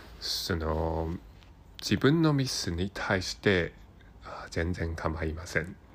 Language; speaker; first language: Japanese; non-native, learner; Cantonese